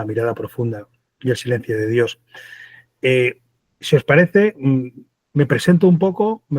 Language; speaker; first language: Spanish; native; Spanish